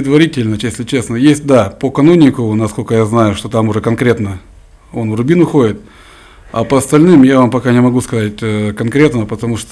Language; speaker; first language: Russian; native; Russian